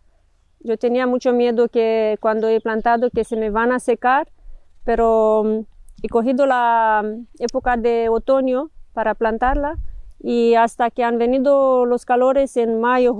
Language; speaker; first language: Spanish; non-native, fluent; Romanian